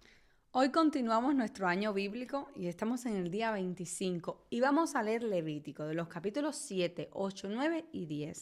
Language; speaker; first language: Spanish; native; Spanish